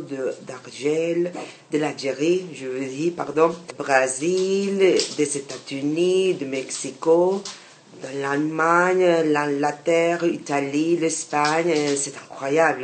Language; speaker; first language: French; non-native, learner; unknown